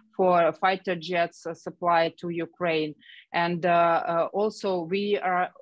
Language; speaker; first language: English; non-native, fluent; Ukrainian